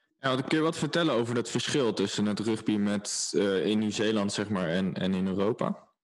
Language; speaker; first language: Dutch; native; Dutch